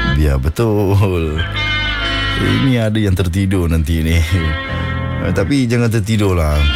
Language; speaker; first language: Malay; native; Malay